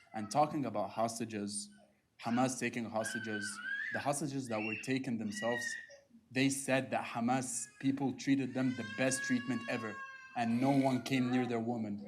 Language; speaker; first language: English; non-native, fluent; Arabic